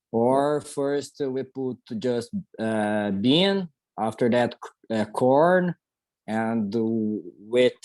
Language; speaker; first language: English; non-native, learner; Portuguese